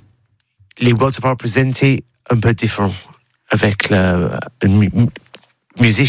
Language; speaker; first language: French; non-native, learner; English